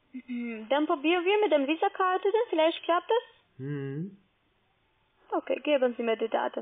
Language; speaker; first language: German; non-native, learner; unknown